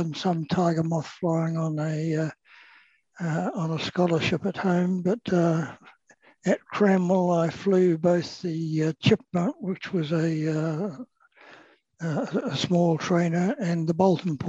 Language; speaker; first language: English; native; English